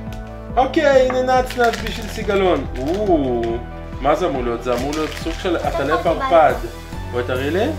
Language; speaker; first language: Hebrew; native; Hebrew